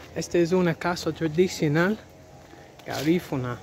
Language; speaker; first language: Spanish; non-native, learner; English